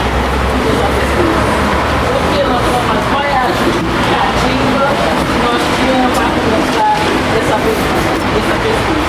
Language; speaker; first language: Portuguese; non-native, learner; Haitian Creole